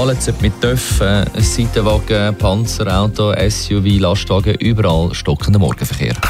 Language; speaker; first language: German; native; German